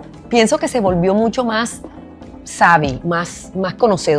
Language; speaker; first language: Spanish; native; Spanish